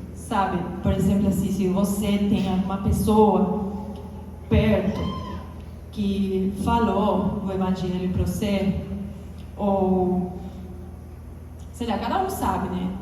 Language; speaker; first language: Portuguese; non-native, fluent; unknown